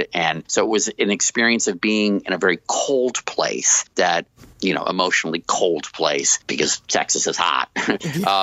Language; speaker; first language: English; native; English